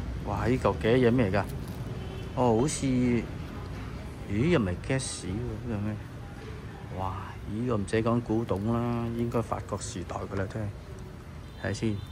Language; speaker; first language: Chinese; early bilingual, heritage; Cantonese